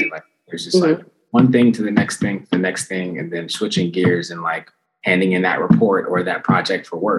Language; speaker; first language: English; native; English